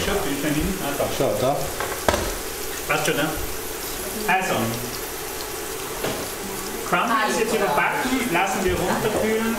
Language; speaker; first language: German; native; German